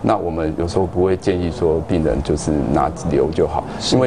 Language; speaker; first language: Chinese; native; Chinese